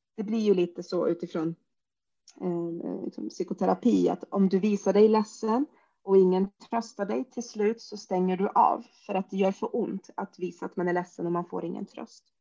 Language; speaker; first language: Swedish; early bilingual, other home language; Arabic